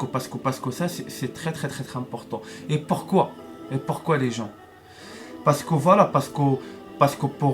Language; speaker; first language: French; non-native, learner; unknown